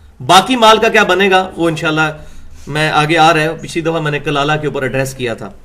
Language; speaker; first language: Urdu; non-native, local second language; Punjabi